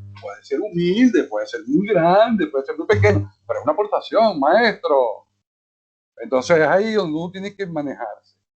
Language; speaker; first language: Spanish; native; Spanish